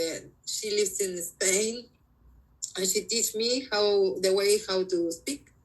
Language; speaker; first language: English; non-native, learner; Spanish